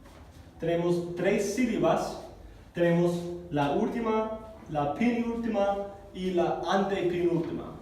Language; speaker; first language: Spanish; non-native, fluent; English